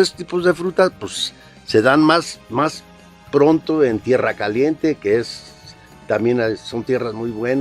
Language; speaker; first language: Spanish; native; Spanish